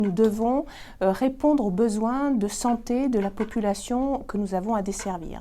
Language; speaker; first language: French; native; French